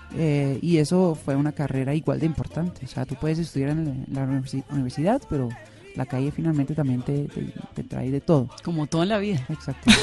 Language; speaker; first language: Spanish; non-native, fluent; Dutch